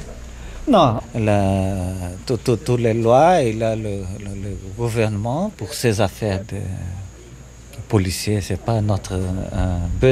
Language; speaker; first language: French; non-native, fluent; Portuguese